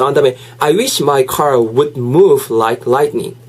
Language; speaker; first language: English; non-native, fluent; Korean